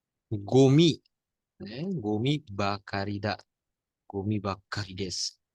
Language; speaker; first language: Japanese; non-native, fluent; Indonesian